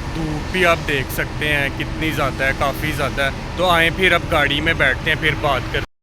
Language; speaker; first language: Urdu; non-native, local second language; Punjabi